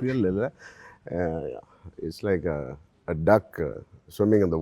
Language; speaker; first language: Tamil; non-native, fluent; Telugu